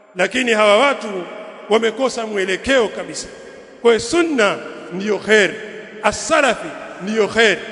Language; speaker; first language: Swahili; native; Swahili